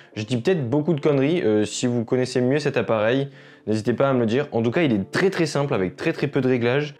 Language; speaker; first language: French; native; French